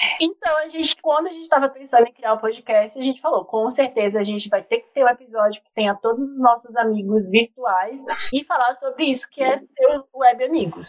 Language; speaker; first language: Portuguese; native; Portuguese